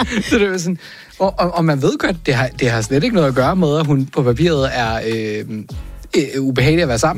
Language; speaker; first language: Danish; native; Danish